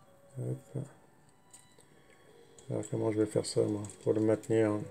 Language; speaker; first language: French; native; French